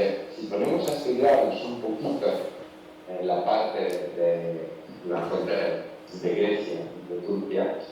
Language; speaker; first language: Spanish; non-native, learner; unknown